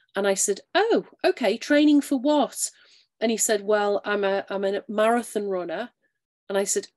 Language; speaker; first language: English; native; English